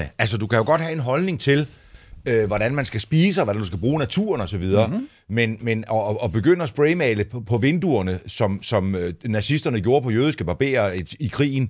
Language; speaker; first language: Danish; native; Danish